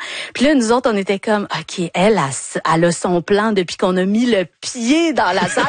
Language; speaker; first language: French; native; French